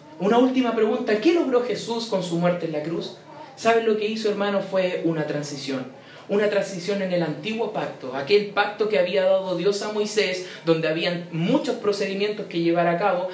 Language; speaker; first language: Spanish; native; Spanish